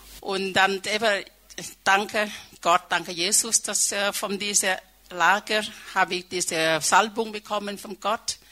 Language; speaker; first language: German; non-native, fluent; Thai